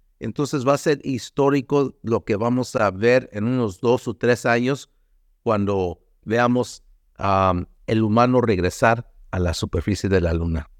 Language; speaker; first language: Spanish; early bilingual, heritage; Spanish